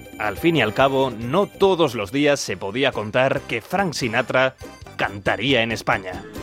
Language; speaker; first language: Spanish; native; Spanish